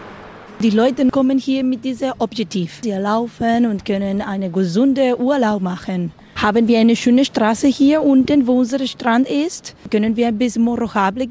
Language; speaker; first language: German; non-native, learner; Spanish